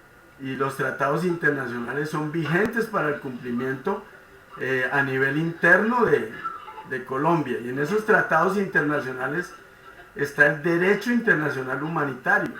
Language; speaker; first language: Spanish; native; Spanish